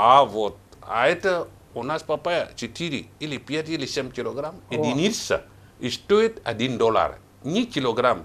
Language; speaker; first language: Russian; non-native, learner; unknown